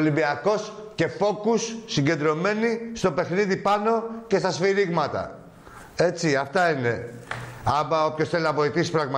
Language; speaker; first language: Greek; native; Greek